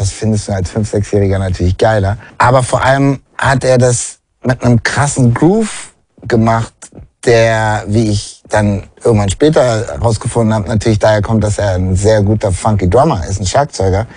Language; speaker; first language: German; native; German